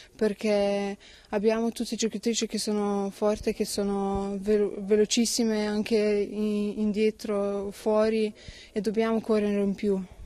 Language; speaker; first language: Italian; non-native, learner; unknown